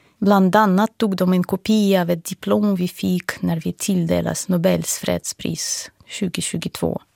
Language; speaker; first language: Swedish; non-native, fluent; Russian